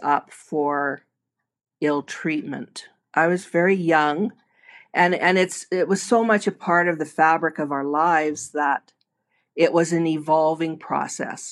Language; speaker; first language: English; native; English